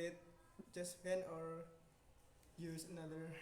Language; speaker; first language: English; non-native, learner; Indonesian